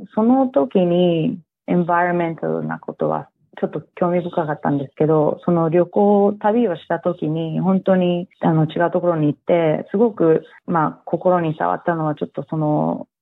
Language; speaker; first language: Japanese; early bilingual, heritage; Japanese